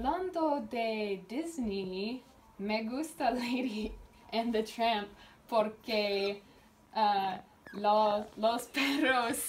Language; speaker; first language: Spanish; non-native, learner; English